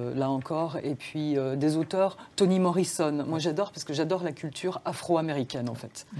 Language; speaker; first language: French; native; French